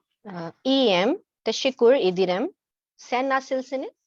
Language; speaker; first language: Turkish; non-native, learner; Urdu